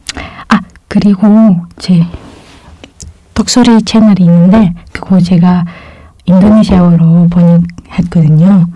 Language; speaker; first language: Korean; non-native, fluent; Indonesian